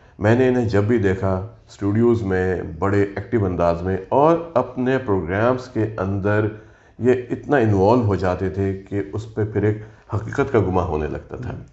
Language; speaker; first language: Urdu; native; Urdu